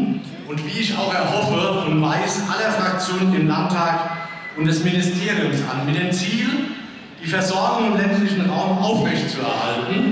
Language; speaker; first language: German; native; German